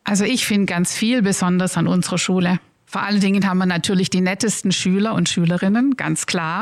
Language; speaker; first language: German; native; German